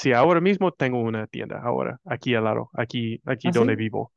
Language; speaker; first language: Spanish; non-native, fluent; English